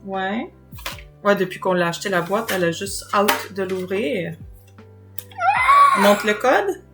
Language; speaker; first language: French; native; French